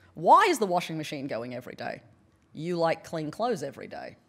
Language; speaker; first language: English; native; English